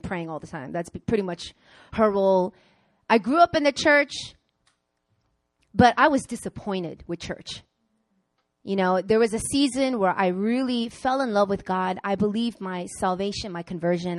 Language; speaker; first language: English; native; English